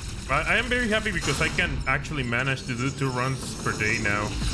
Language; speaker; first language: English; non-native, fluent; Spanish